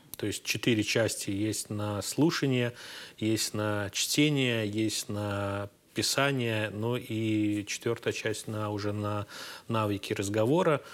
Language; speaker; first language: Russian; native; Russian